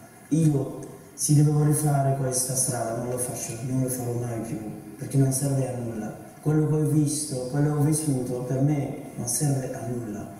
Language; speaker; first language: Italian; non-native, fluent; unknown